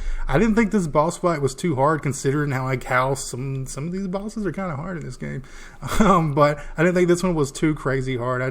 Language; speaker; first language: English; native; English